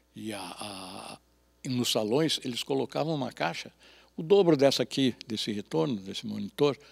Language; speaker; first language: Portuguese; native; Portuguese